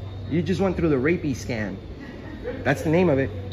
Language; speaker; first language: English; early bilingual, other home language; Spanish